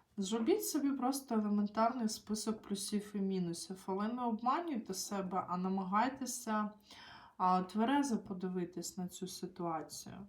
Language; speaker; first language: Ukrainian; non-native, local second language; Russian